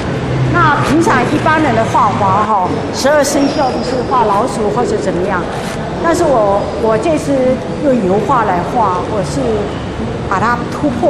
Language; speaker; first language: Chinese; native; Chinese